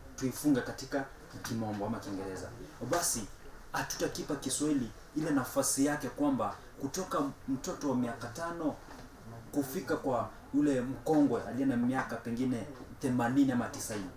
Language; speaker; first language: Swahili; non-native, local second language; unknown